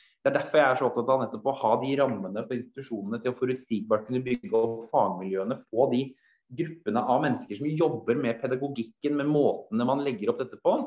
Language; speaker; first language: Norwegian; native; Norwegian